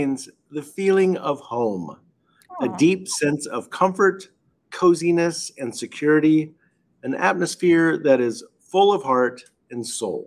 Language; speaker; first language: English; native; English